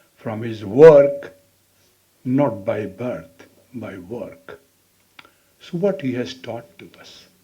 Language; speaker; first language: English; non-native, local second language; Hindi